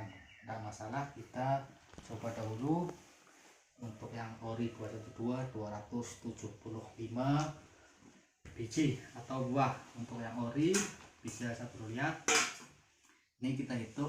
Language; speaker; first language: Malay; non-native, local second language; Javanese